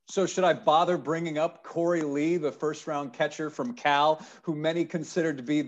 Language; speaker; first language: English; native; English